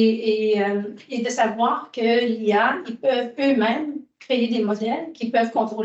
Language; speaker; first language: French; native; French